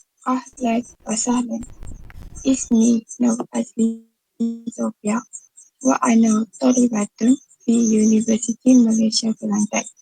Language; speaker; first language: Arabic; non-native, learner; Malay